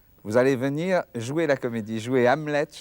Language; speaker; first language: French; native; French